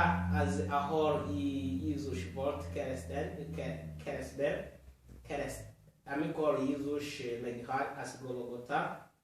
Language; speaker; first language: Hungarian; non-native, learner; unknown